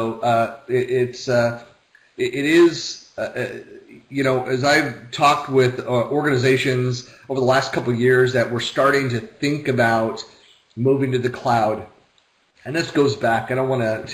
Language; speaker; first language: English; native; English